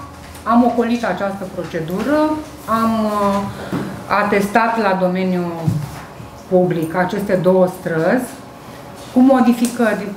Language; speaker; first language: Romanian; native; Romanian